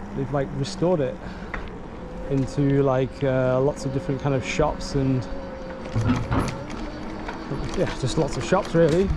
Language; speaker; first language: English; native; English